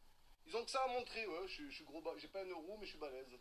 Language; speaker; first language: French; native; French